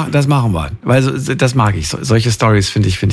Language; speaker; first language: German; native; German